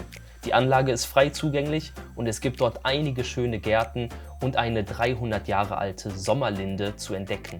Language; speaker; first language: German; native; German